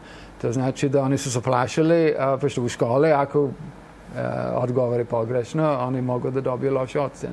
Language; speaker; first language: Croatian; non-native, fluent; English